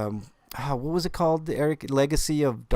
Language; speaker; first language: English; native; English